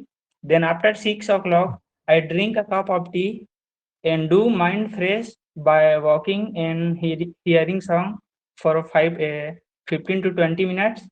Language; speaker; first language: English; non-native, learner; Hindi